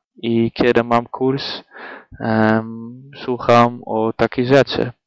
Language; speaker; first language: Polish; non-native, learner; Dutch